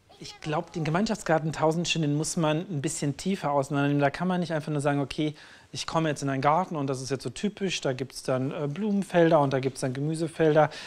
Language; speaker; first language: German; native; German